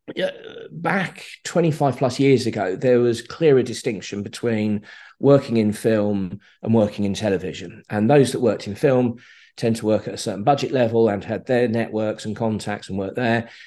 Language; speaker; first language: English; native; English